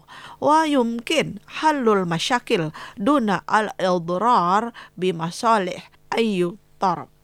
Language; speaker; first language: Arabic; non-native, fluent; Indonesian